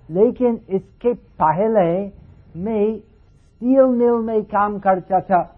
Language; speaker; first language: Hindi; non-native, fluent; English